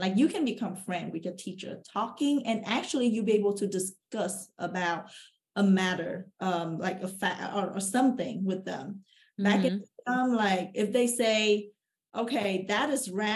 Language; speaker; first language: English; non-native, fluent; Vietnamese